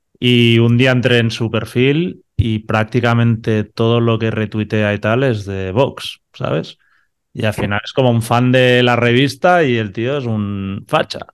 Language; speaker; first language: Spanish; non-native, local second language; Catalan